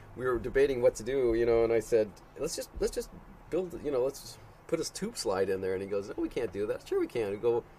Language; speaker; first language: English; native; English